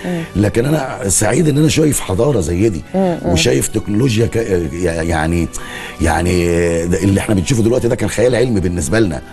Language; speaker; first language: Arabic; native; Arabic